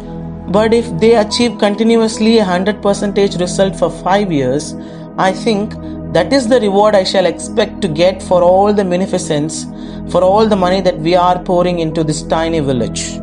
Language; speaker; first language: English; non-native, local second language; Tamil